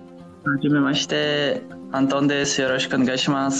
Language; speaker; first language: Japanese; non-native, fluent; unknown